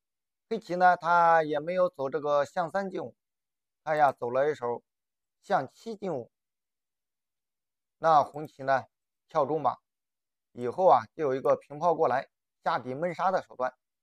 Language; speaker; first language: Chinese; native; Chinese